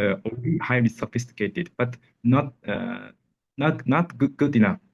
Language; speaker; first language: English; non-native, learner; Japanese